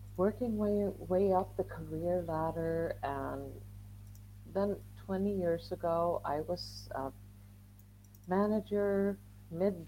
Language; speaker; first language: English; non-native, fluent; Swedish